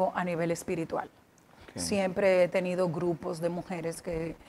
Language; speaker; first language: Spanish; native; Spanish